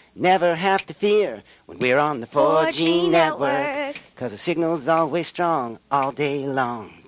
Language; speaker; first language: English; native; English